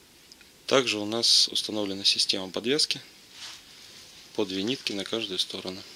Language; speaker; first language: Russian; native; Russian